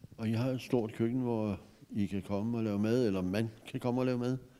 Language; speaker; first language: Danish; native; Danish